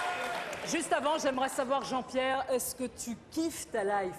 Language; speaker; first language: French; native; French